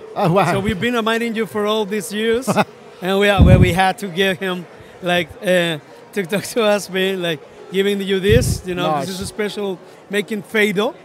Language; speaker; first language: English; non-native, fluent; Spanish